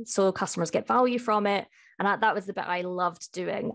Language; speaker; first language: English; native; English